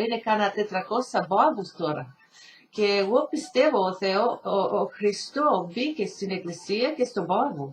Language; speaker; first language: Greek; early bilingual, heritage; Greek